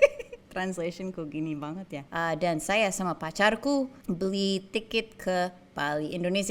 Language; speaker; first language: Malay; non-native, fluent; English